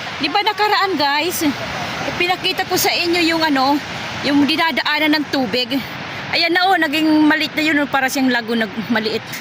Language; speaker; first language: Filipino; non-native, local second language; Waray